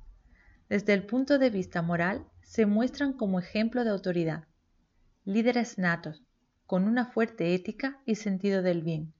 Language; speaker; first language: Spanish; native; Spanish